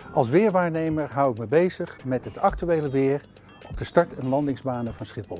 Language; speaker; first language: Dutch; native; Dutch